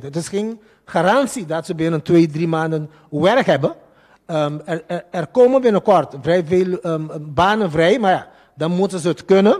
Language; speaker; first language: Dutch; non-native, local second language; Papiamento